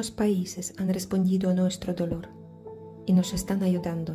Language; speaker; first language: Spanish; non-native, fluent; Ukrainian